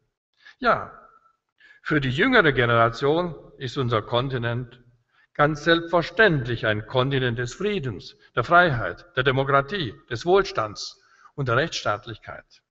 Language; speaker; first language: German; native; German